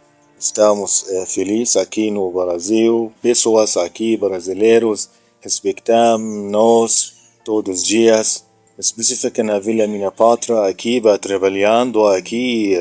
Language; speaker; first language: Portuguese; non-native, learner; Arabic